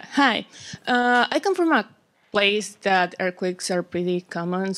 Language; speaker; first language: English; native; English